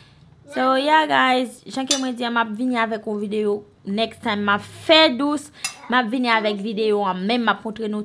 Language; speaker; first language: Haitian Creole; early bilingual, heritage; Haitian Creole